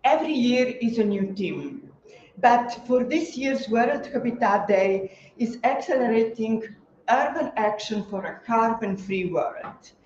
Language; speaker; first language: English; non-native, fluent; Slovenian